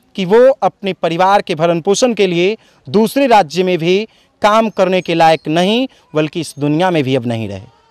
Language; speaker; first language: Hindi; native; Hindi